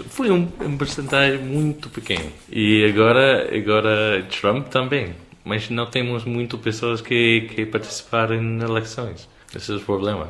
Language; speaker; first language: Portuguese; non-native, learner; English